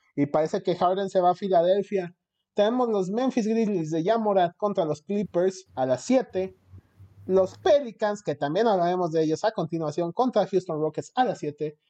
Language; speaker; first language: Spanish; early bilingual, heritage; Spanish